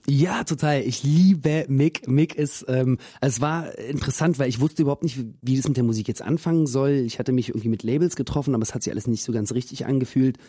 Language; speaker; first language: German; early bilingual, other home language; Russian